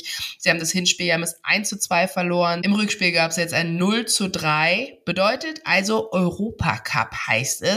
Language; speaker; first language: German; native; German